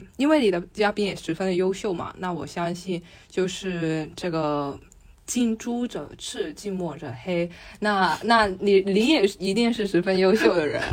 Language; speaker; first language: Chinese; non-native, local second language; Cantonese